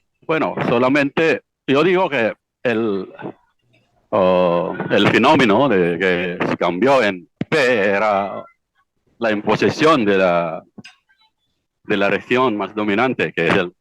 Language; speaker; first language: Spanish; non-native, fluent; Iloko